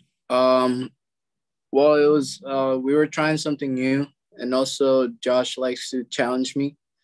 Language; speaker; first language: English; non-native, fluent; Spanish